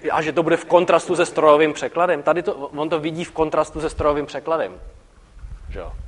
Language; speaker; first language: Czech; native; Czech